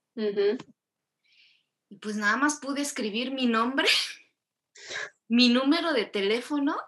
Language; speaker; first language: Spanish; early bilingual, other home language; Korean